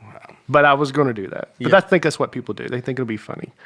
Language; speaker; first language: English; native; English